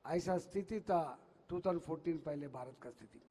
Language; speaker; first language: Hindi; non-native, local second language; Telugu